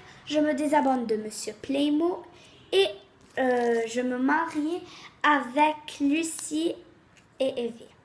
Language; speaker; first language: French; native; French